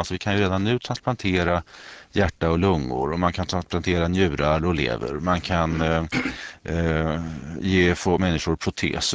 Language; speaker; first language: Swedish; native; Swedish